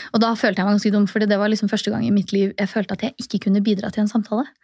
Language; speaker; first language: Norwegian; native; Norwegian